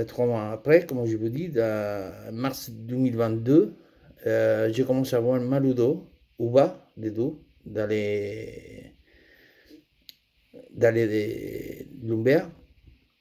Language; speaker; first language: French; non-native, fluent; Spanish